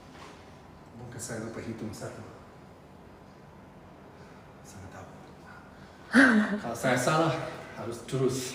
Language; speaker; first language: Indonesian; non-native, fluent; English